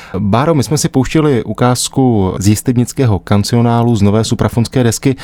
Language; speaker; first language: Czech; native; Czech